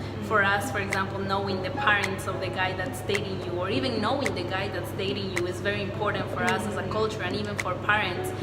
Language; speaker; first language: English; non-native, fluent; Spanish